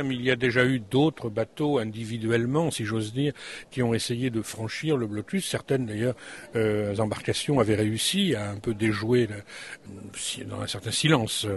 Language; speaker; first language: French; native; French